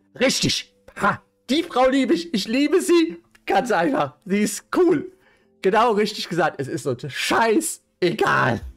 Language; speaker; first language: German; native; German